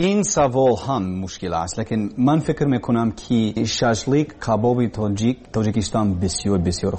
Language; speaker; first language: Persian; non-native, learner; English